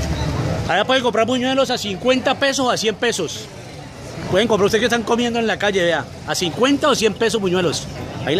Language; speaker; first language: Spanish; native; Spanish